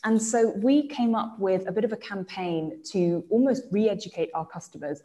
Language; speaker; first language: English; native; English